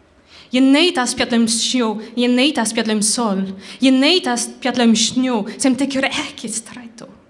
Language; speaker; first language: Icelandic; non-native, learner; French